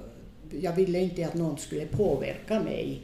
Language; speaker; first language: Swedish; non-native, fluent; Finnish